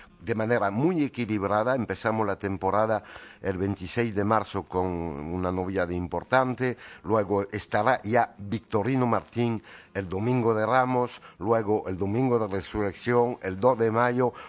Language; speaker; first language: Spanish; non-native, fluent; French